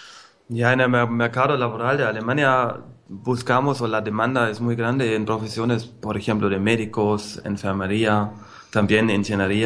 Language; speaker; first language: Spanish; non-native, fluent; German